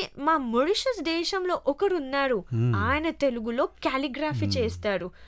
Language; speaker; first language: Telugu; early bilingual, heritage; Telugu